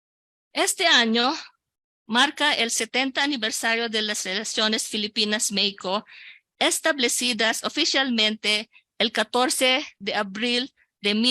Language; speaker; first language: Spanish; non-native, local second language; Filipino